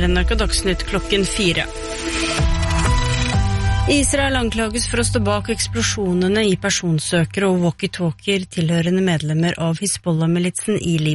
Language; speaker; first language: Norwegian; native; Norwegian